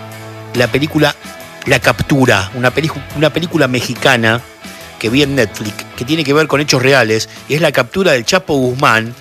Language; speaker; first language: Spanish; native; Spanish